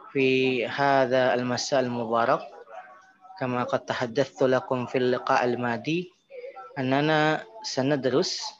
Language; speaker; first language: Arabic; non-native, fluent; Indonesian